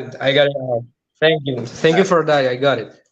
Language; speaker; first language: English; non-native, learner; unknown